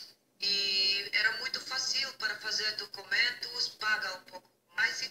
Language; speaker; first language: Portuguese; non-native, learner; Dutch